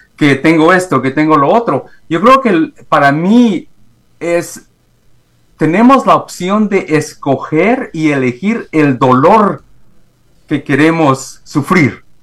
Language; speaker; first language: Spanish; native; Spanish